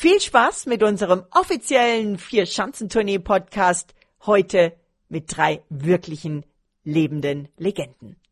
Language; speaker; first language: German; native; German